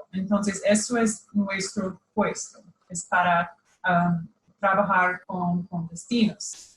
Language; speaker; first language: Spanish; non-native, fluent; English